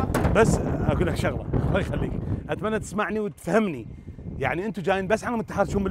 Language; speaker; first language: Arabic; native; Arabic